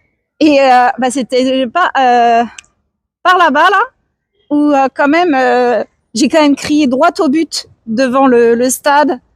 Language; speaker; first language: French; native; French